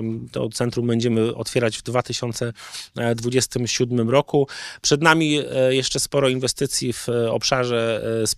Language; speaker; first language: Polish; native; Polish